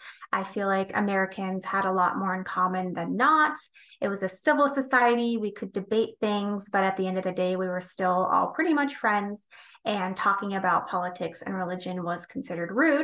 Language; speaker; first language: English; native; English